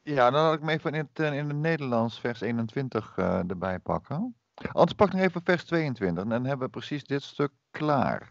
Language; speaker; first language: Dutch; native; Dutch